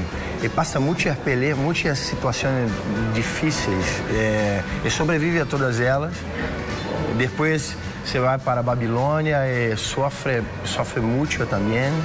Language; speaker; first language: Spanish; non-native, fluent; Portuguese